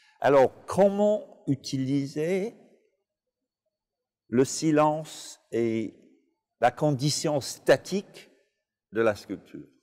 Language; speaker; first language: French; non-native, fluent; English